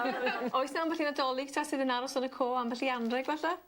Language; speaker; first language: Welsh; native; Welsh